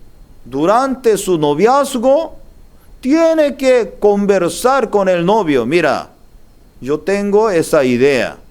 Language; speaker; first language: Spanish; non-native, learner; Korean